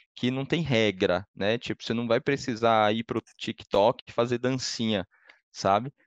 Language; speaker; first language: Portuguese; native; Portuguese